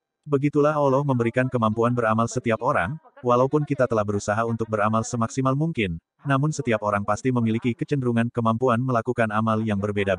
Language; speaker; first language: Indonesian; native; Indonesian